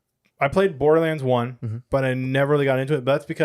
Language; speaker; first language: English; native; English